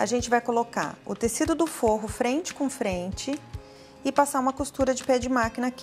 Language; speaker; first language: Portuguese; native; Portuguese